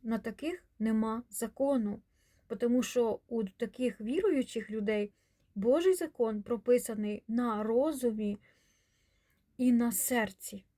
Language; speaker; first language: Ukrainian; non-native, local second language; Russian